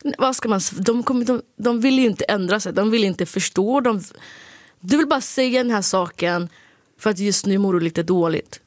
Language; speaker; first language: Swedish; early bilingual, other home language; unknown